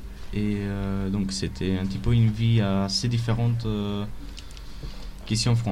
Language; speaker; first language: French; non-native, fluent; Italian